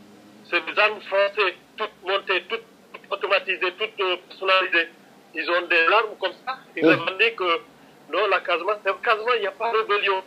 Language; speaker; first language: French; non-native, local second language; Wolof